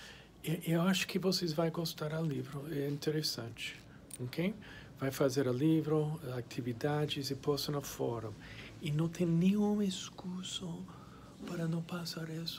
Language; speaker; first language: Portuguese; non-native, fluent; English